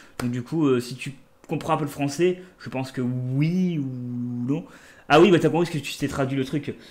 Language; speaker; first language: French; native; French